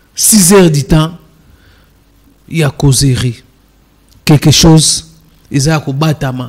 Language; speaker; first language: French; non-native, local second language; Lingala